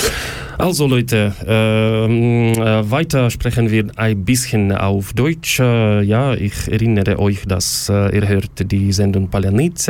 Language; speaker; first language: German; non-native, learner; Ukrainian